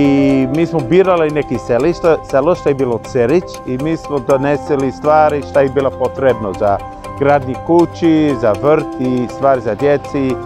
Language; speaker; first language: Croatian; non-native, learner; English